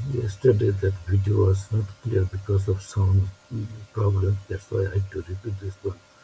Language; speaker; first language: English; non-native, local second language; Bangla